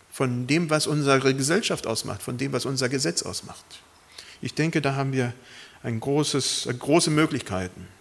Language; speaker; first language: German; early bilingual, other home language; Spanish